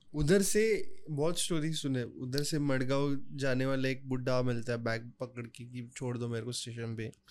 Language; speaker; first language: Hindi; non-native, local second language; Marathi